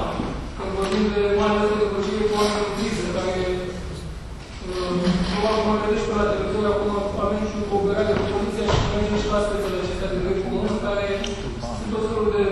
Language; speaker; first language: Romanian; native; Romanian